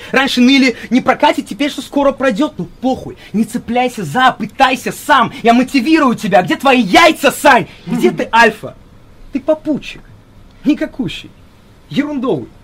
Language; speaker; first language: Russian; early bilingual, heritage; Russian